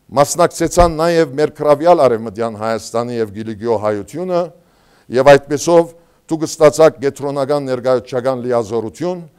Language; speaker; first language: Armenian; early bilingual, heritage; Armenian